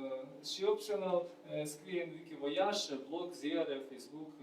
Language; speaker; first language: Romanian; non-native, learner; Ukrainian